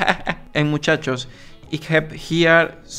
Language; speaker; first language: Dutch; non-native, learner; Spanish